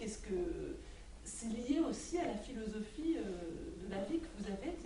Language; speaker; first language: French; native; French